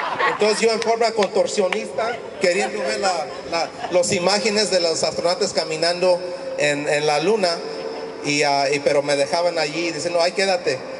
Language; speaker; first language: Spanish; early bilingual, heritage; Spanish